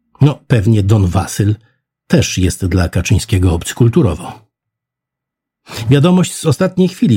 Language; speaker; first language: Polish; native; Polish